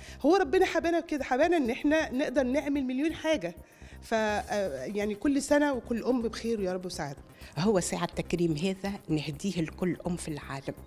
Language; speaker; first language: Arabic; native; Arabic